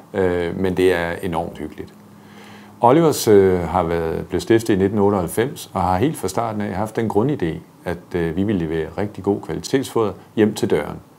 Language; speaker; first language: Danish; native; Danish